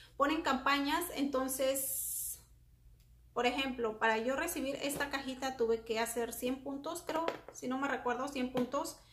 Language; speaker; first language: Spanish; native; Spanish